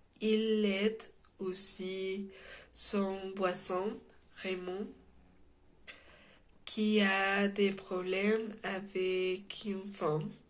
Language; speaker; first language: French; non-native, learner; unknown